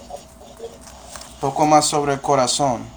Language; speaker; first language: Spanish; early bilingual, heritage; Spanish